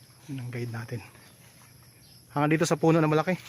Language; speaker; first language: Filipino; native; Filipino